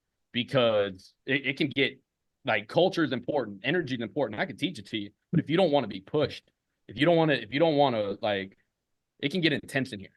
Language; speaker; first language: English; native; English